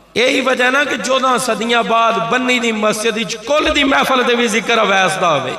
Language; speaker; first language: Urdu; non-native, local second language; Punjabi